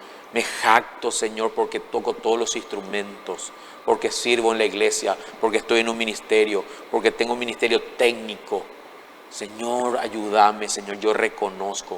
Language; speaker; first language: Spanish; native; Spanish